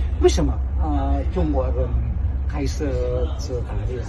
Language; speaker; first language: Chinese; non-native, learner; Indonesian